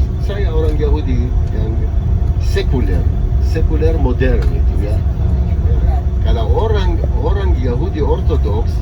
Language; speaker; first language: Indonesian; non-native, fluent; Hebrew